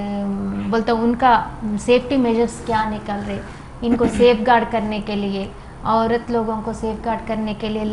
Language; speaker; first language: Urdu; non-native, local second language; Telugu